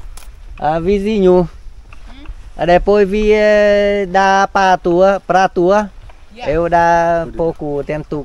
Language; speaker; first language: Portuguese; non-native, learner; Vietnamese